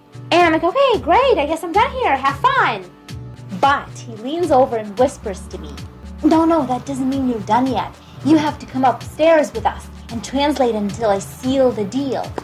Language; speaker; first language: English; non-native, fluent; Russian